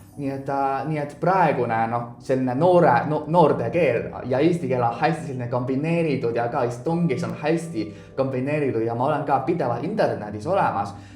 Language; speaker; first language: Estonian; non-native, fluent; Chinese